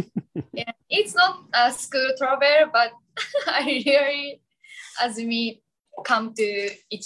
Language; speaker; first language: English; non-native, learner; Japanese